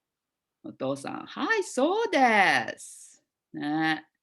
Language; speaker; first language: Japanese; non-native, fluent; English